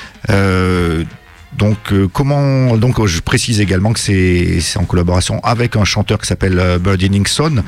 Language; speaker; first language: French; native; French